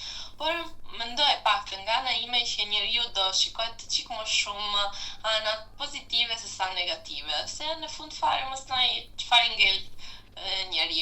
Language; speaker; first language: Albanian; non-native, fluent; Italian